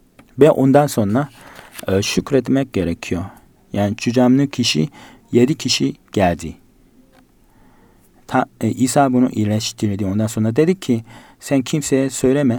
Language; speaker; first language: Turkish; non-native, fluent; Korean